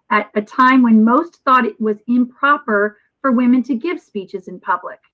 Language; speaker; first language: English; native; English